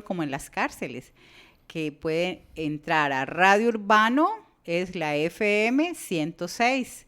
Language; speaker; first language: Spanish; native; Spanish